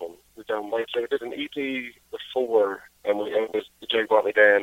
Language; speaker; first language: English; native; English